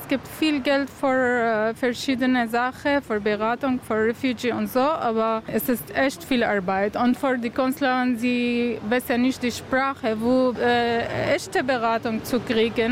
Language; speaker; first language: German; non-native, learner; Arabic